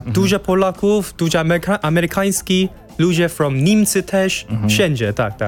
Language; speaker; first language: Polish; non-native, learner; Korean